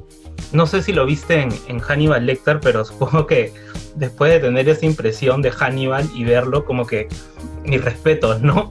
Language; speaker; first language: Spanish; native; Spanish